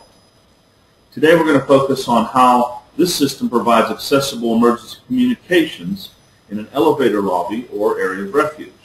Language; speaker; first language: English; native; English